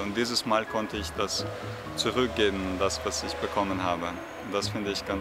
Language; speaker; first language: German; non-native, fluent; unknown